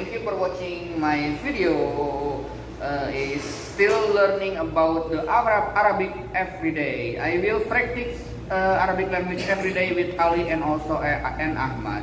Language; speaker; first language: English; non-native, learner; Indonesian